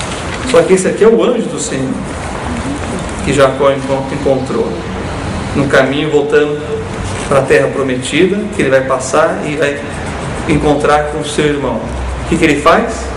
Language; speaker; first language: Portuguese; native; Portuguese